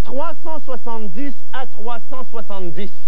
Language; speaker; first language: French; native; French